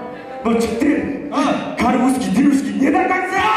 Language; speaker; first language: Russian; non-native, local second language; Kazakh